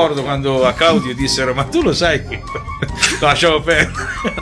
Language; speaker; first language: Italian; native; Italian